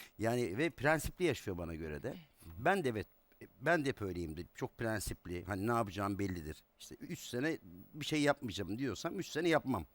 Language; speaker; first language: Turkish; native; Turkish